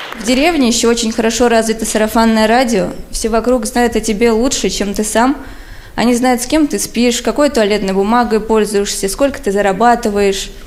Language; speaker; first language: Russian; early bilingual, other home language; Armenian